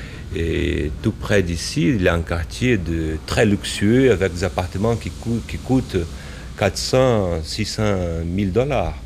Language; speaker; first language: French; non-native, fluent; Portuguese